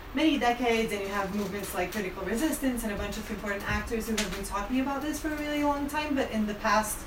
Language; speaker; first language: English; non-native, fluent; Portuguese